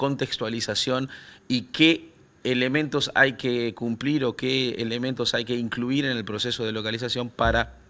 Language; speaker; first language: Spanish; native; Spanish